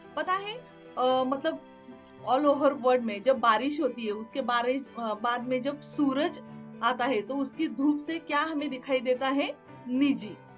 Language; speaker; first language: Hindi; non-native, local second language; Marathi